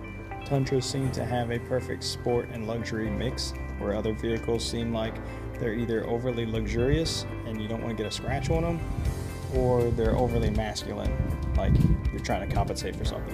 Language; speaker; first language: English; native; English